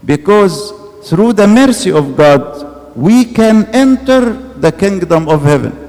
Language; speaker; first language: English; non-native, fluent; Arabic